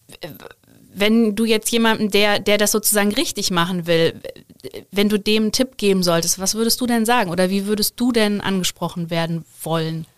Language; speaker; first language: German; native; German